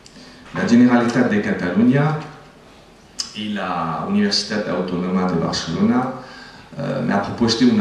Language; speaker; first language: Spanish; non-native, fluent; French